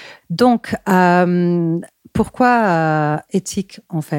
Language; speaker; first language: French; non-native, fluent; Spanish